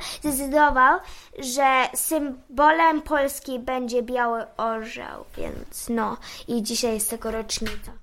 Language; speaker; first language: Polish; early bilingual, heritage; Polish